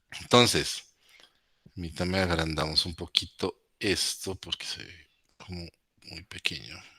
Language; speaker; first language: Spanish; native; Spanish